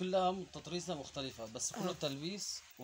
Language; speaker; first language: Arabic; native; Arabic